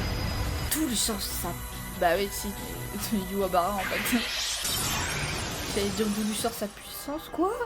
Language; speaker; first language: French; native; French